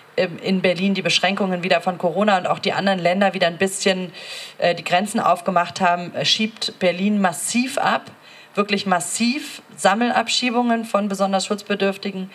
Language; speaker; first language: German; native; German